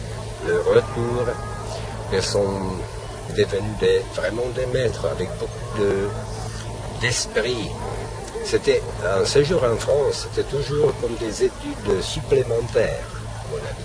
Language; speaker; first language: French; non-native, fluent; Slovak